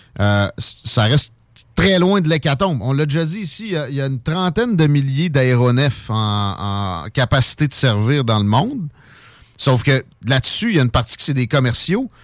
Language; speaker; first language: French; native; French